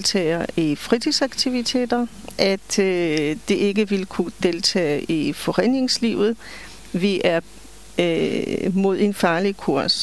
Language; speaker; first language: Danish; non-native, fluent; Polish